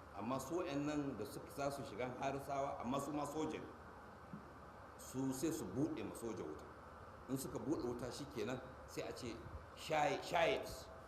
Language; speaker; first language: Hausa; native; Hausa